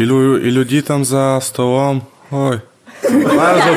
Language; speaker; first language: Polish; non-native, local second language; Belarusian